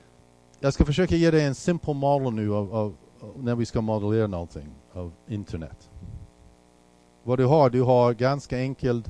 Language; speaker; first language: Swedish; non-native, fluent; English